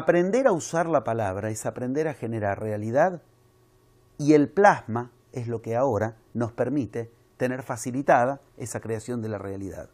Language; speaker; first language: Spanish; native; Spanish